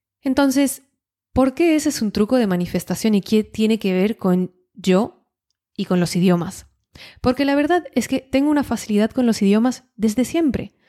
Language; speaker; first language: Spanish; non-native, fluent; French